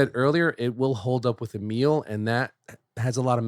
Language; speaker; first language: English; native; English